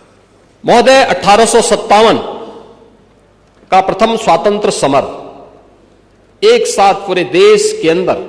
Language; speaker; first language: Hindi; native; Hindi